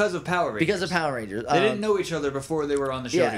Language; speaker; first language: English; native; English